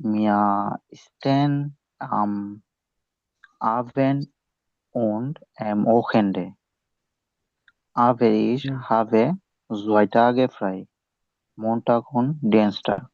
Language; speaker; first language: German; non-native, learner; Bangla